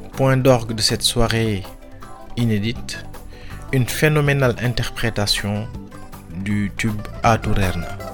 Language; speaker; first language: French; non-native, local second language; Wolof